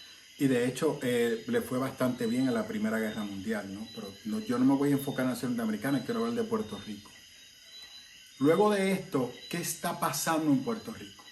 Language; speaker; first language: Spanish; native; Spanish